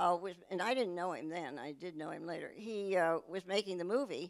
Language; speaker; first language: English; native; English